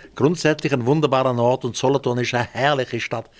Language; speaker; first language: German; native; German